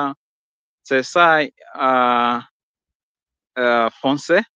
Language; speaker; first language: French; non-native, learner; Swahili